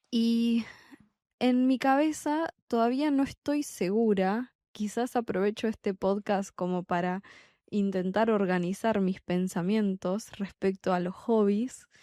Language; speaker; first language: Spanish; native; Spanish